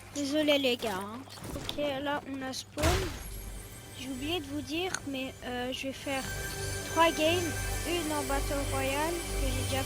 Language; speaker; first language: French; native; French